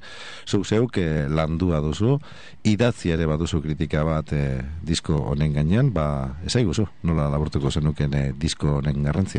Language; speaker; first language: Basque; native; Basque